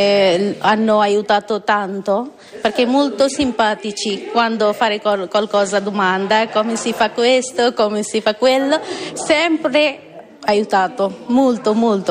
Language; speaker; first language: Italian; non-native, learner; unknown